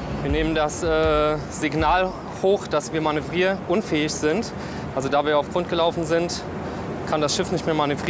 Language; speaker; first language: German; native; German